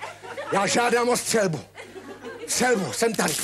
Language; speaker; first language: Czech; native; Czech